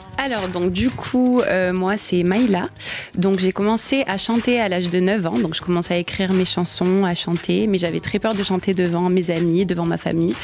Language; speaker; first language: French; native; French